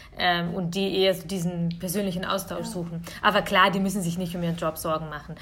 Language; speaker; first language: German; early bilingual, other home language; Russian